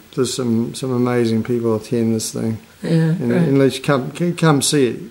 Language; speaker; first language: English; native; English